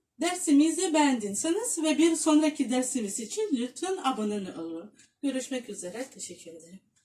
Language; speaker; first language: Turkish; non-native, fluent; Russian